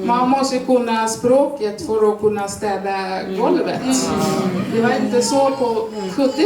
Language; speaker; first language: Swedish; non-native, fluent; Swahili